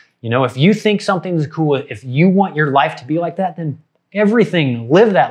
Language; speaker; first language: English; native; English